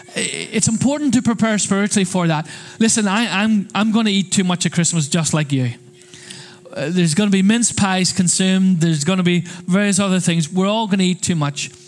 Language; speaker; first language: English; native; English